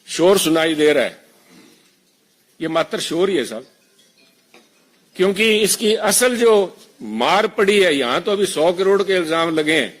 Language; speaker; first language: Urdu; non-native, local second language; Punjabi